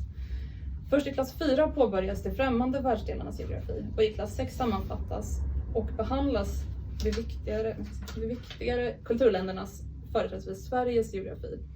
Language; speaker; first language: Swedish; native; Swedish